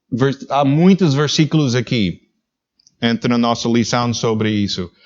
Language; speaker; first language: Portuguese; non-native, learner; English